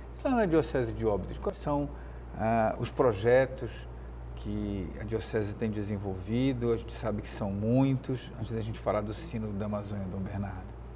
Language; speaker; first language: Portuguese; native; Portuguese